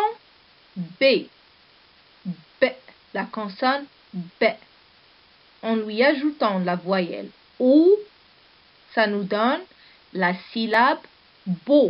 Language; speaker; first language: French; non-native, local second language; Arabic